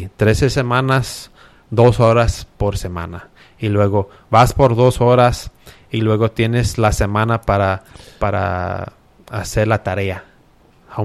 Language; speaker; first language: Spanish; early bilingual, heritage; Spanish